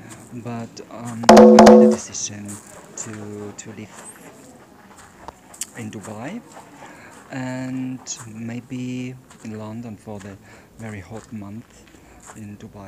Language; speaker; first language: English; non-native, fluent; German